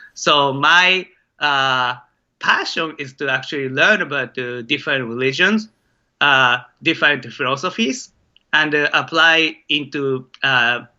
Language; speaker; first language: English; non-native, fluent; Japanese